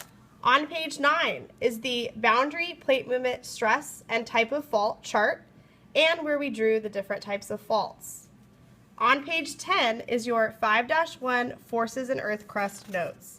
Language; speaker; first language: English; native; English